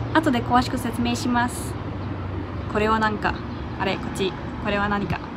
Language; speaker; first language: Japanese; non-native, fluent; Arabic